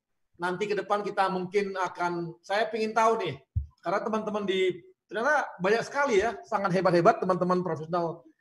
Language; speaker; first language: Indonesian; native; Indonesian